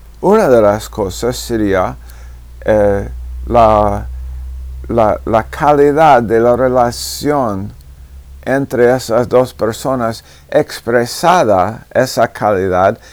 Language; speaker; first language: Spanish; non-native, fluent; English